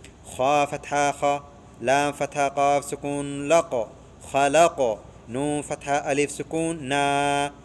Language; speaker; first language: Arabic; non-native, fluent; Oromo